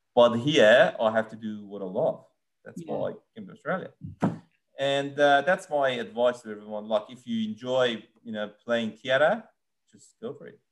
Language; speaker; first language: English; non-native, fluent; Persian